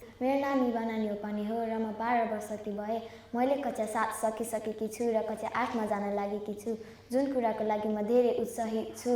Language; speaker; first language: Nepali; early bilingual, heritage; Nepali